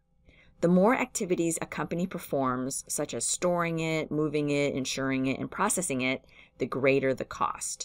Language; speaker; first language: English; native; English